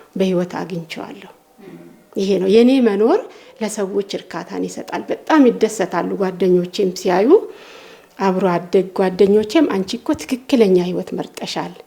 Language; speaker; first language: Amharic; non-native, local second language; Oromo